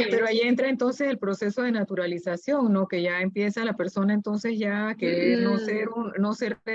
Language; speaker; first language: Spanish; native; Spanish